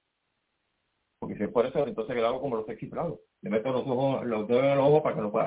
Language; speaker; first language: Spanish; native; Spanish